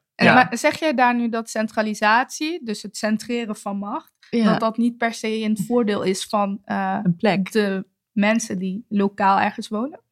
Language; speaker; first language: Dutch; native; Dutch